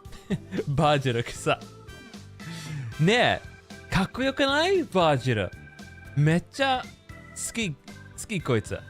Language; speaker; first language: Japanese; non-native, learner; English